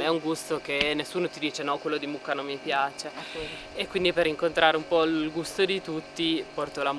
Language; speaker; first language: Italian; native; Italian